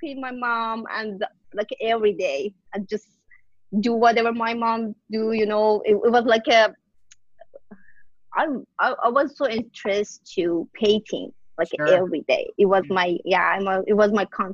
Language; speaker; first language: English; non-native, learner; Persian